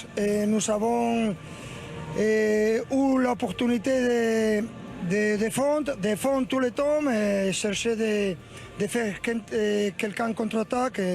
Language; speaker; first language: French; non-native, learner; Spanish